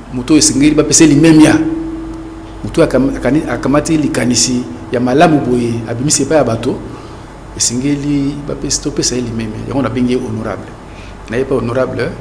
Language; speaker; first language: Lingala; native; Lingala